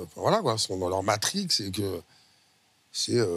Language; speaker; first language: French; native; French